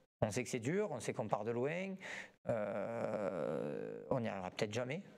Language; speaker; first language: French; native; French